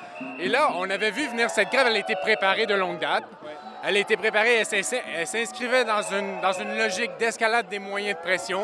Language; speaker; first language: French; native; French